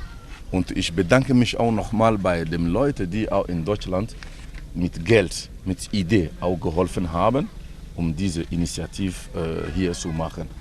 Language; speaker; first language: German; non-native, learner; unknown